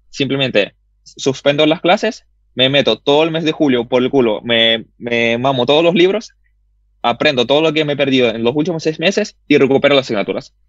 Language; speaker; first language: Spanish; early bilingual, other home language; Russian